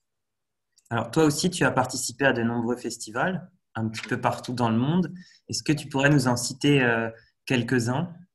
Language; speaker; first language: French; native; French